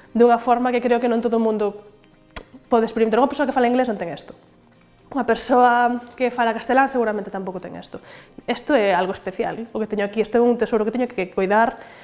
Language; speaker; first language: Galician; non-native, local second language; Spanish